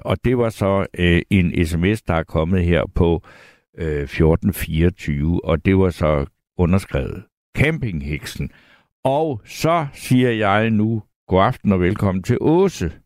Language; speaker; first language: Danish; native; Danish